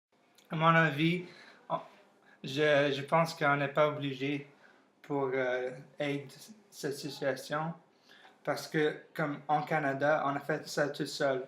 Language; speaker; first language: French; non-native, local second language; English